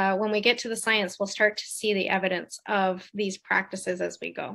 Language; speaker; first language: English; native; English